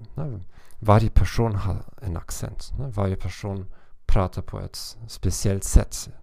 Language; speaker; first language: Swedish; non-native, learner; German